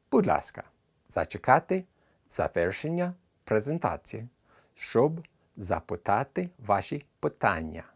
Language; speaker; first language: Ukrainian; non-native, learner; English